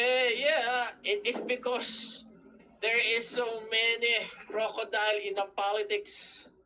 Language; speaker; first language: English; non-native, learner; Filipino